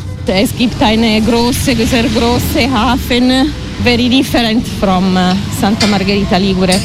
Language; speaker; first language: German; non-native, learner; Italian